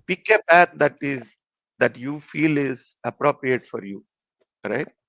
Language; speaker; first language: English; non-native, local second language; Telugu